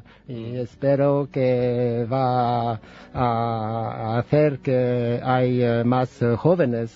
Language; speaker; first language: Spanish; non-native, fluent; French